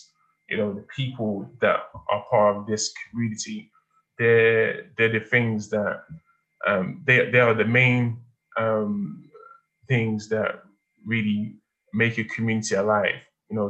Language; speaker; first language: English; native; English